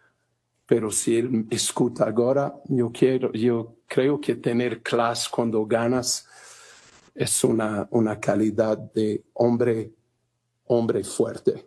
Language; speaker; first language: Spanish; non-native, fluent; Portuguese